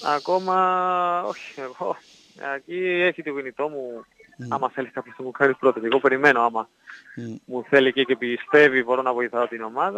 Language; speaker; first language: Greek; non-native, learner; Spanish